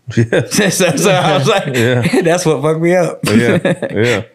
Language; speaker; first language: English; native; English